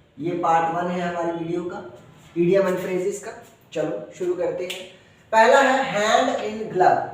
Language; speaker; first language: Hindi; non-native, local second language; Punjabi